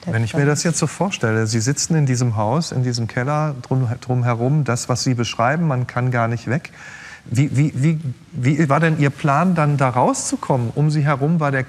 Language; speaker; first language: German; native; German